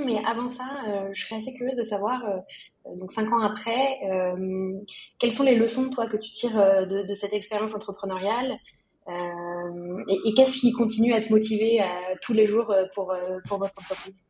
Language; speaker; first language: French; native; French